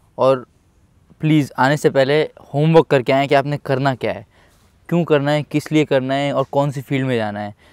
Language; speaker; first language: Urdu; non-native, local second language; Punjabi